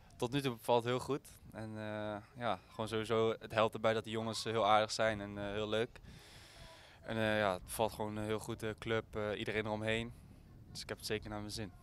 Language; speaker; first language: Dutch; native; Dutch